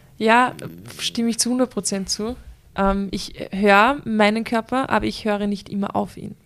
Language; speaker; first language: German; native; German